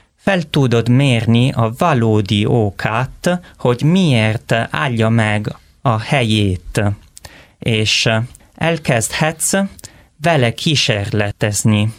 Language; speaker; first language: Hungarian; non-native, learner; Italian